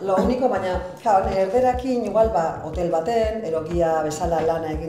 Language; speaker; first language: Basque; native; Basque